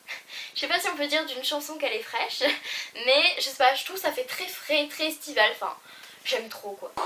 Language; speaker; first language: French; native; French